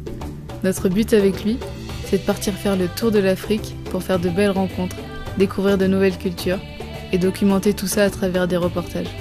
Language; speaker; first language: French; native; French